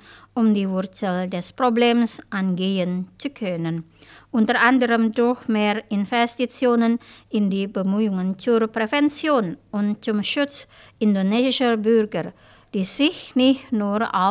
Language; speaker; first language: German; non-native, fluent; Indonesian